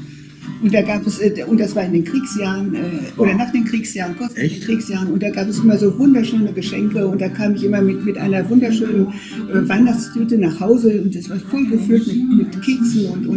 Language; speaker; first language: German; native; German